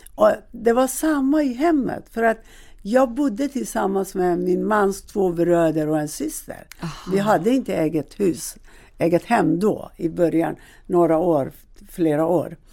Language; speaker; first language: Swedish; non-native, fluent; Persian